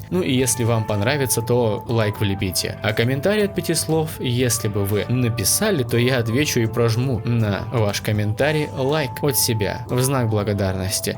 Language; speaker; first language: Russian; native; Russian